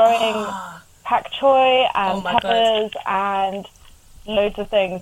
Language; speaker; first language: English; native; English